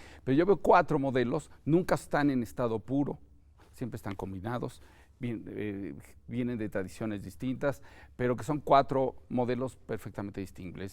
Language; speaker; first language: Spanish; native; Spanish